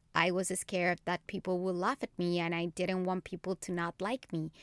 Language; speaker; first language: English; non-native, fluent; Spanish